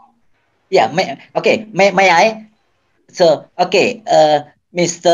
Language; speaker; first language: English; non-native, learner; Indonesian